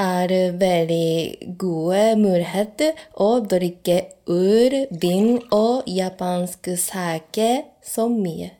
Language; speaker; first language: Norwegian; non-native, learner; Japanese